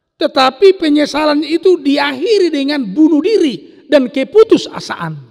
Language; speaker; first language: Indonesian; non-native, local second language; Batak Toba